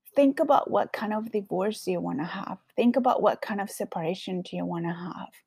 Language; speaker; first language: English; non-native, fluent; Spanish